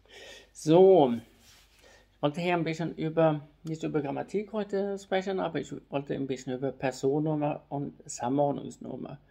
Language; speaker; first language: German; non-native, fluent; Swedish